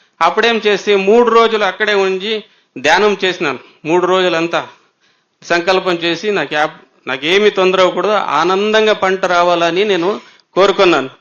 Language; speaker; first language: Telugu; native; Telugu